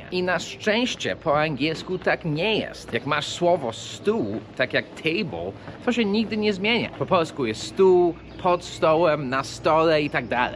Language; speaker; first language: Polish; early bilingual, heritage; English